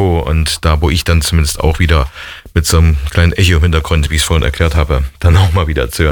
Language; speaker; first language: German; native; German